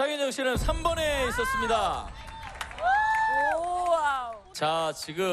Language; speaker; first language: Korean; native; Korean